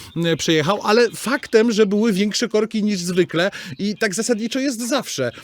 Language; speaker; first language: Polish; native; Polish